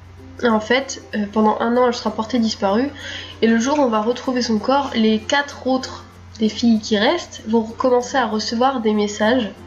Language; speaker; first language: French; native; French